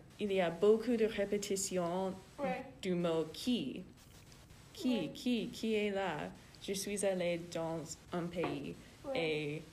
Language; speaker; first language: French; non-native, learner; English